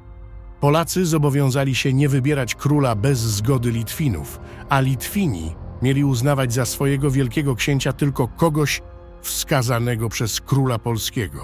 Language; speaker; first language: Polish; native; Polish